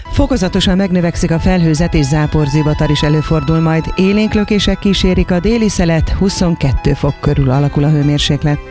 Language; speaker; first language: Hungarian; native; Hungarian